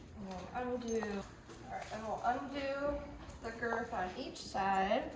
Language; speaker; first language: English; native; English